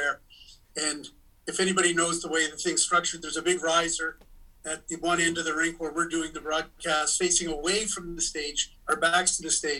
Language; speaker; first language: English; native; English